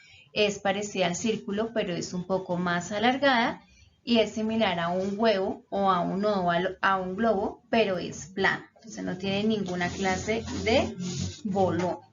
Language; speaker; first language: Spanish; native; Spanish